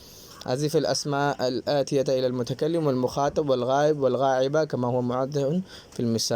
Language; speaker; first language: Arabic; non-native, fluent; Urdu